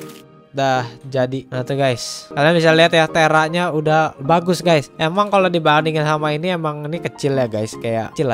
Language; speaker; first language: Indonesian; native; Indonesian